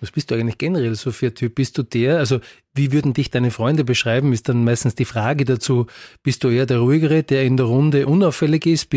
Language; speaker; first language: German; native; German